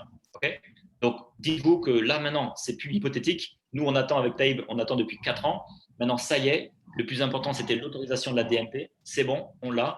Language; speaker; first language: French; native; French